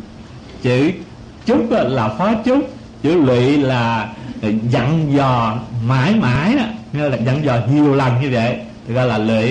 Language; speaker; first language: Vietnamese; native; Vietnamese